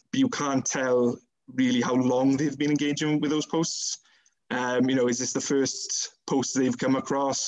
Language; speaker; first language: English; native; English